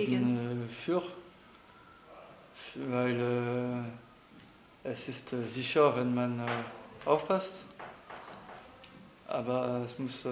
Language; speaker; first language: German; non-native, learner; French